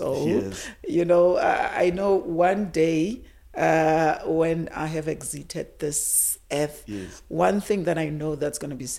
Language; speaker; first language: English; non-native, local second language; Zulu